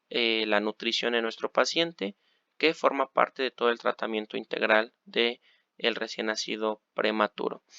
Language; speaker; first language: Spanish; native; Spanish